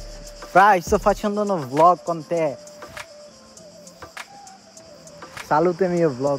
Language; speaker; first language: Italian; non-native, learner; Bangla